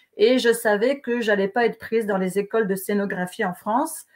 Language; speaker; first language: French; native; French